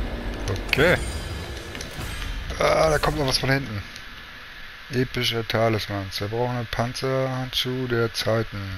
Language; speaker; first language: German; native; German